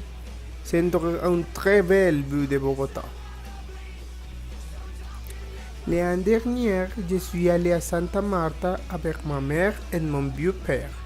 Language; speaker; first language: French; non-native, learner; Spanish